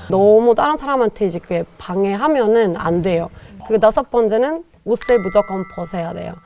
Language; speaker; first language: Korean; non-native, fluent; German